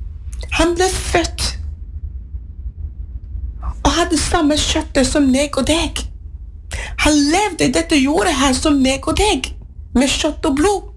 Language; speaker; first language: Norwegian; non-native, fluent; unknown